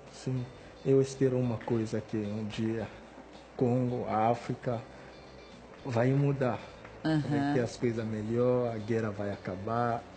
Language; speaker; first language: Portuguese; non-native, fluent; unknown